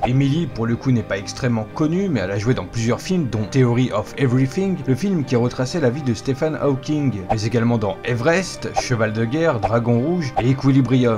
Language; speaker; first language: French; native; French